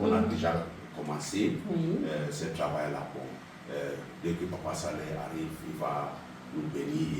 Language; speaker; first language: French; non-native, local second language; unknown